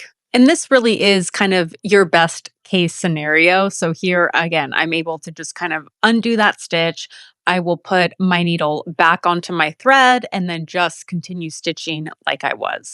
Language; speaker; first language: English; native; English